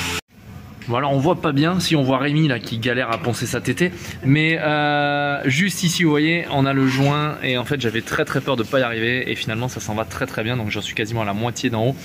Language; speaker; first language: French; native; French